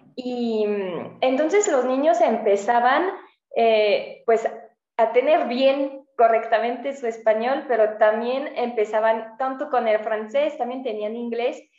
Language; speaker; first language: Spanish; non-native, fluent; French